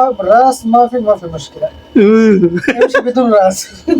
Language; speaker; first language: Arabic; non-native, learner; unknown